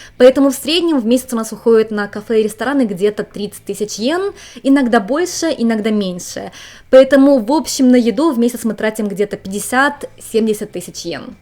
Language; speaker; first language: Russian; native; Russian